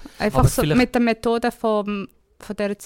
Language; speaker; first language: German; native; German